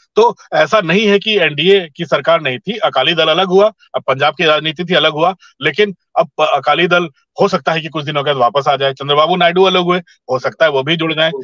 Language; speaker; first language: Hindi; native; Hindi